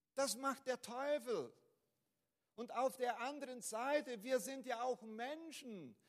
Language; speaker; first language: German; non-native, fluent; Portuguese